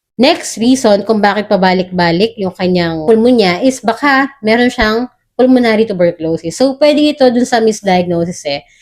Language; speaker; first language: Filipino; native; Filipino